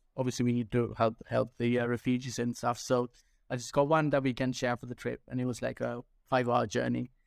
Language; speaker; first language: English; non-native, local second language; Sinhala